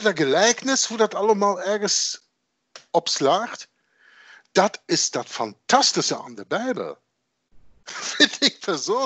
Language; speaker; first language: German; non-native, learner; Dutch